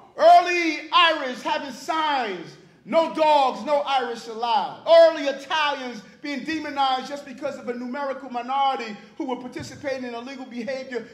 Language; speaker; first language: English; native; English